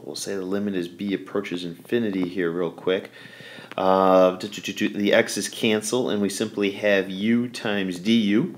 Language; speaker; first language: English; native; English